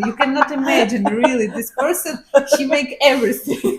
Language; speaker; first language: English; non-native, learner; Ukrainian